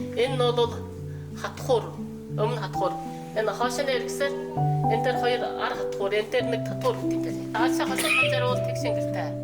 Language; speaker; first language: Mongolian; native; Mongolian